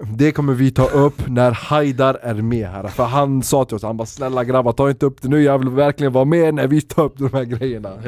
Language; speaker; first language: Swedish; early bilingual, other home language; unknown